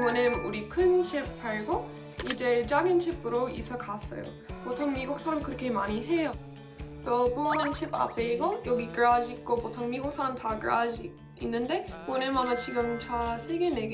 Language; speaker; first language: Korean; non-native, fluent; English